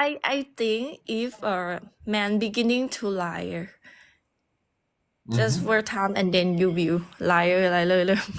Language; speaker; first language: English; non-native, learner; Thai